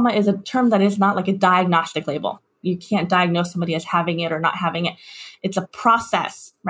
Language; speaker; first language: English; native; English